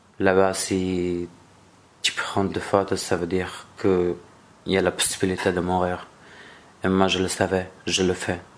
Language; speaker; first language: French; non-native, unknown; Arabic